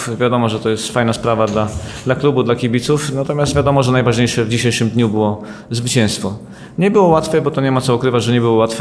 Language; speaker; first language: Polish; native; Polish